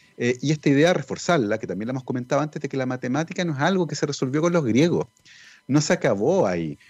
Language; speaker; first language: Spanish; native; Spanish